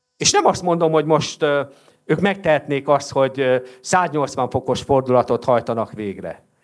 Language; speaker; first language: Hungarian; native; Hungarian